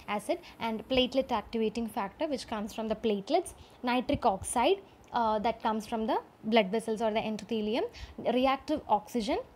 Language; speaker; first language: English; non-native, local second language; Malayalam